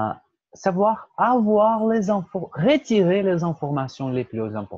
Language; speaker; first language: French; non-native, fluent; Portuguese